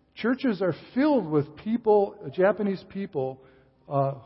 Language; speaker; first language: English; native; English